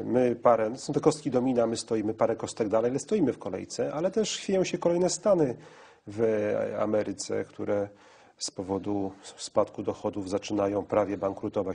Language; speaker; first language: Polish; native; Polish